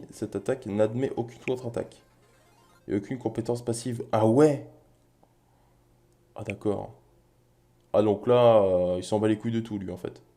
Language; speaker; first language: French; native; French